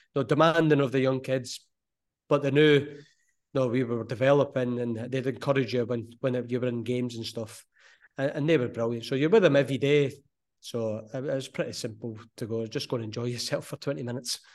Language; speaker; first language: English; native; English